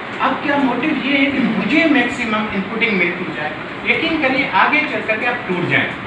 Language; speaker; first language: Urdu; non-native, local second language; Sindhi